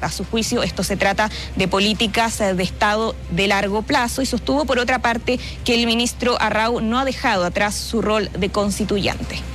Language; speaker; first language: Spanish; native; Spanish